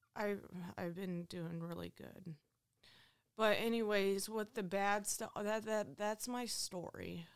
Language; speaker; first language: English; native; English